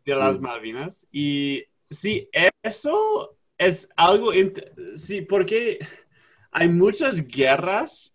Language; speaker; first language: Spanish; non-native, learner; English